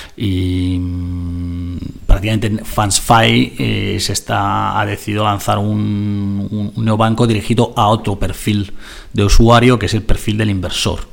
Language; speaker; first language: Spanish; non-native, fluent; Italian